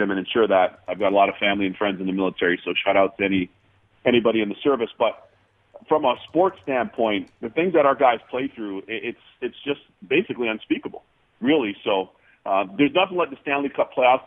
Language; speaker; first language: English; native; English